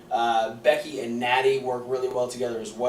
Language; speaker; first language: English; native; English